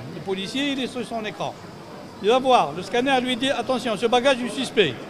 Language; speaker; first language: French; non-native, local second language; Arabic